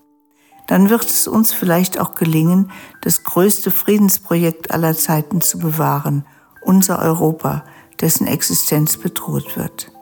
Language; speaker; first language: German; native; German